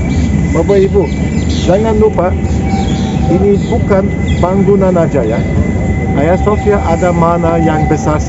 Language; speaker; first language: Indonesian; non-native, learner; Turkish